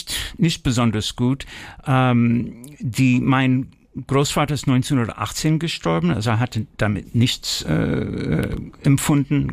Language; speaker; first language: German; early bilingual, heritage; German